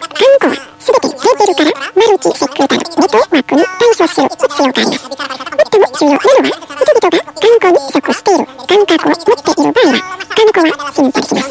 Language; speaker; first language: Japanese; non-native, fluent; Indonesian